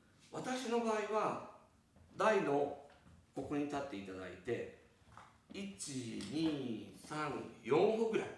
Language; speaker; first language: Japanese; native; Japanese